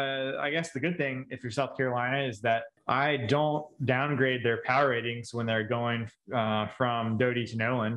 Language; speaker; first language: English; native; English